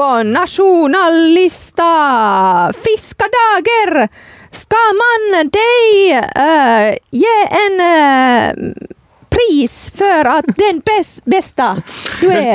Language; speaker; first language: Swedish; non-native, local second language; Finnish